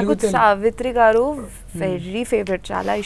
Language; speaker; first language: Telugu; non-native, learner; Bangla